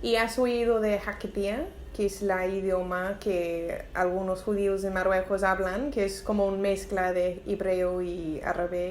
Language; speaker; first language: Spanish; non-native, learner; English